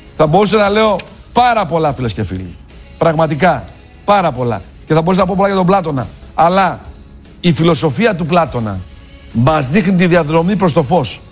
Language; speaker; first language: Greek; native; Greek